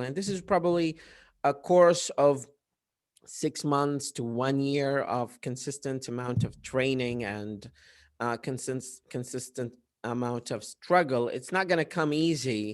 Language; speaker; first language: English; non-native, fluent; Arabic